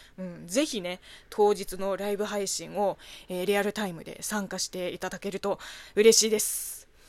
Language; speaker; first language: Japanese; non-native, fluent; Chinese